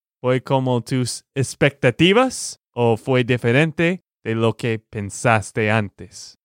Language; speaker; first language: Spanish; non-native, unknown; English